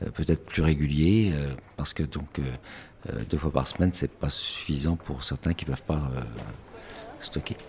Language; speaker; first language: French; native; French